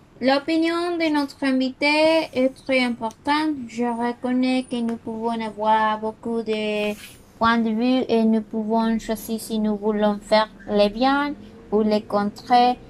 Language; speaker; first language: French; non-native, learner; Spanish